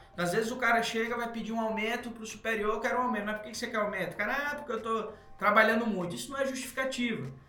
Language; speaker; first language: Portuguese; native; Portuguese